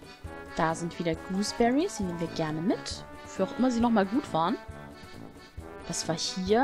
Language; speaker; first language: German; native; German